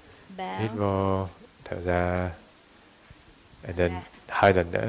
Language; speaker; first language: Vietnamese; early bilingual, heritage; Vietnamese